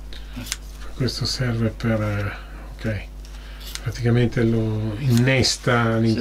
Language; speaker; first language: Italian; native; Italian